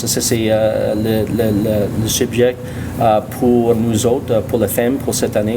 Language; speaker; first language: French; non-native, local second language; English